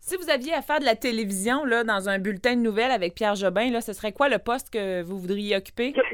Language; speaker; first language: French; native; French